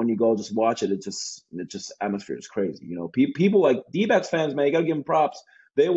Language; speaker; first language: English; non-native, fluent; Korean